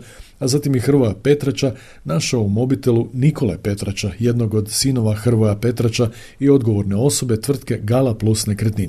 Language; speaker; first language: Croatian; native; Croatian